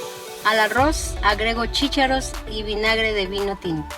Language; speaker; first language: Spanish; native; Spanish